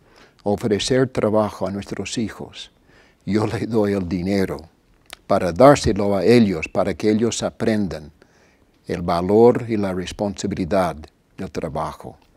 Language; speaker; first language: Spanish; non-native, fluent; English